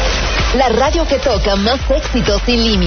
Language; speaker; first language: Spanish; native; Spanish